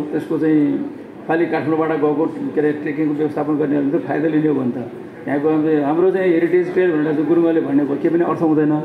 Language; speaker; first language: Nepali; non-native, local second language; Gurung